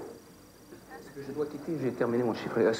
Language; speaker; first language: French; native; French